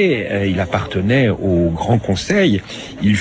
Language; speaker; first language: French; native; French